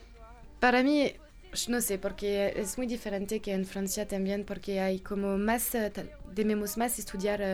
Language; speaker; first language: Spanish; non-native, learner; French